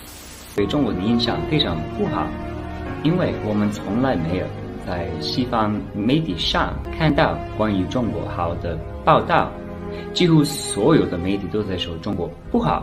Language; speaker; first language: Chinese; non-native, fluent; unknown